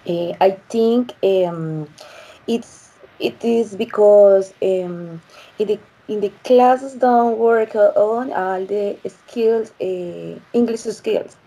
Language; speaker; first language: English; non-native, learner; Spanish